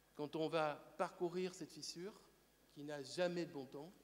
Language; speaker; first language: French; native; French